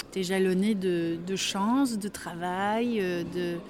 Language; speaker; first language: French; native; French